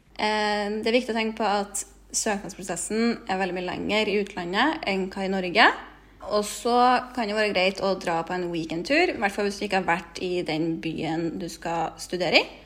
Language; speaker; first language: Norwegian; native; Norwegian